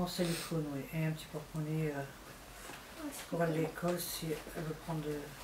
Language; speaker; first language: French; native; French